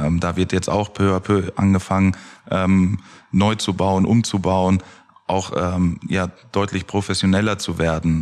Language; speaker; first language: German; native; German